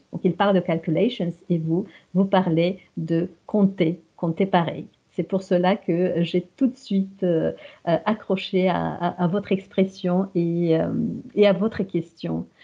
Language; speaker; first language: French; non-native, fluent; Romanian